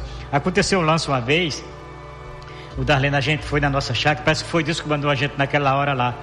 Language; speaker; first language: Portuguese; native; Portuguese